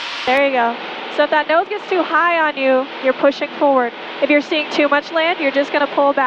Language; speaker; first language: English; native; English